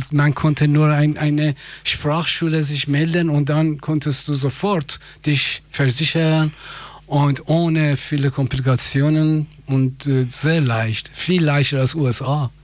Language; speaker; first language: German; non-native, fluent; Persian